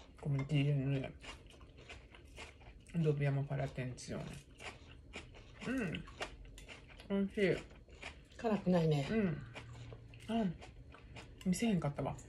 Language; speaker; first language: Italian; non-native, learner; Japanese